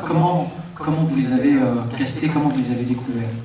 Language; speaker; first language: French; native; French